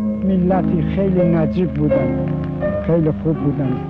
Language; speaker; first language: Persian; native; Persian